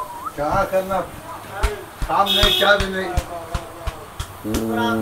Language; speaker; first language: Hindi; non-native, local second language; Telugu